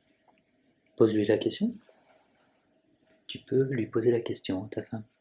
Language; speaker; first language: French; native; French